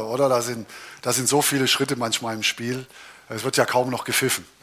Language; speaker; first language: German; native; German